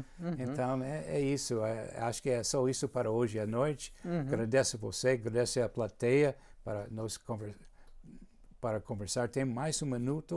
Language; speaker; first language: Portuguese; non-native, fluent; English